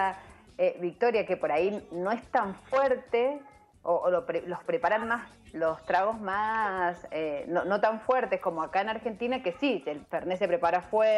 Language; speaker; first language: Spanish; native; Spanish